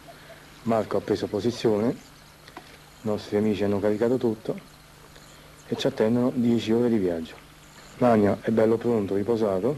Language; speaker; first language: Italian; native; Italian